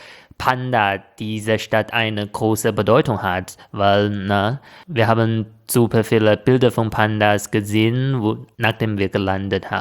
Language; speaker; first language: German; non-native, fluent; Chinese